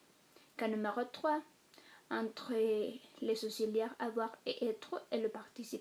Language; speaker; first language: French; non-native, fluent; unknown